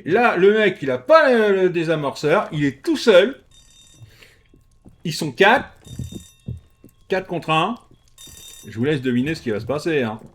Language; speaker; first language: French; native; French